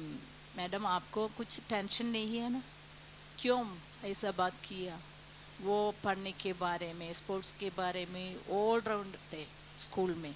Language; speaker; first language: Hindi; non-native, local second language; Malayalam